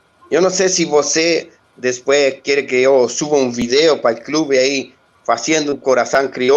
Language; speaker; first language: Portuguese; non-native, learner; Spanish